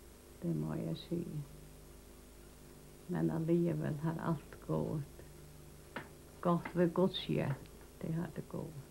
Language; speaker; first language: Danish; non-native, local second language; Faroese